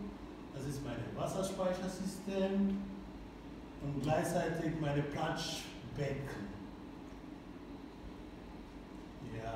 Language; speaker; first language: German; non-native, fluent; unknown